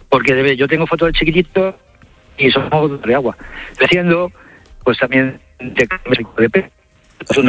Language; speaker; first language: Spanish; native; Spanish